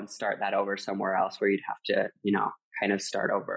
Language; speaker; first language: English; native; English